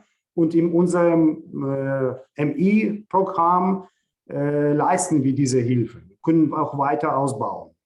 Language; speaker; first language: German; non-native, fluent; Ukrainian